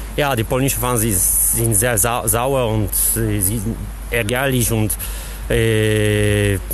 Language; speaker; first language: German; non-native, learner; Polish